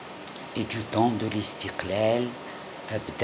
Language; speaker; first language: French; non-native, local second language; Arabic